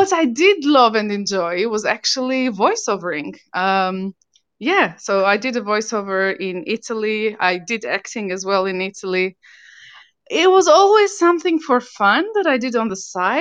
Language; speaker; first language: English; non-native, fluent; Albanian